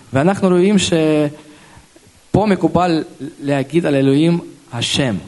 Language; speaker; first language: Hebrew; non-native, local second language; Russian